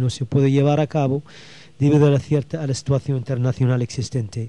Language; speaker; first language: Spanish; non-native, local second language; Arabic